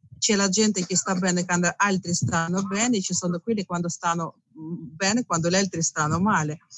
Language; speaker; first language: Italian; non-native, fluent; Russian